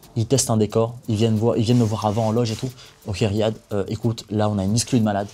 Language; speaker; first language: French; native; French